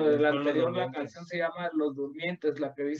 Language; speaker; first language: Spanish; native; Spanish